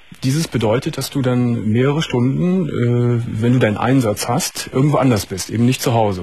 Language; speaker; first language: German; native; German